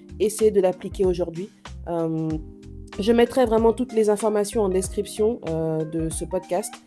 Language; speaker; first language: French; native; French